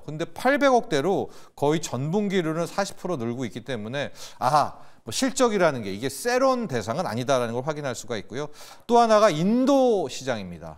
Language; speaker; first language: Korean; native; Korean